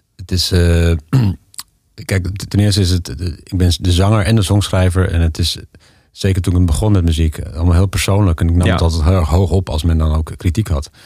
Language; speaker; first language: Dutch; native; Dutch